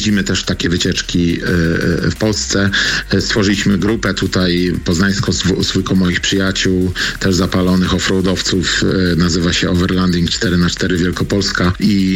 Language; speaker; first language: Polish; native; Polish